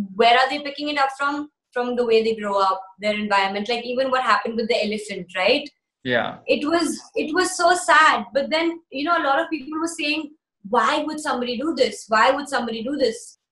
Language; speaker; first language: English; early bilingual, other home language; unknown